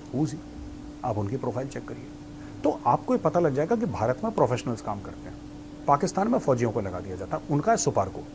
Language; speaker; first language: Hindi; native; Hindi